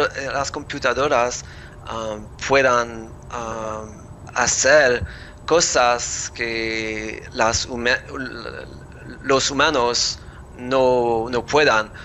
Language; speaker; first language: Spanish; non-native, learner; English